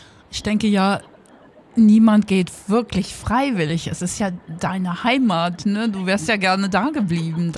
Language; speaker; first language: German; native; German